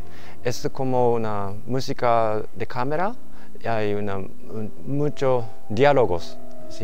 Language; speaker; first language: Spanish; non-native, learner; Japanese